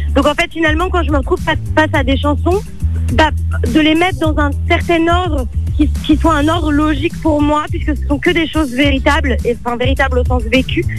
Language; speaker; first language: French; native; French